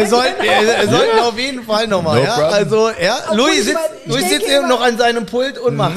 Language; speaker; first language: German; native; German